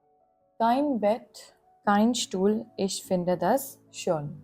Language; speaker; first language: German; non-native, fluent; Gujarati